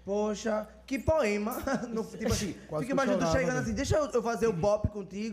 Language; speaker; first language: Portuguese; native; Portuguese